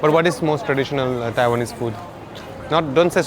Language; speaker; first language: English; non-native, local second language; Hindi